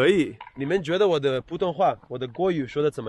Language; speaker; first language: Chinese; early bilingual, heritage; Chinese